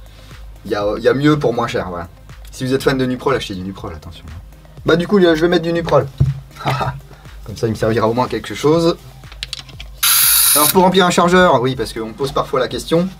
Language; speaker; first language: French; native; French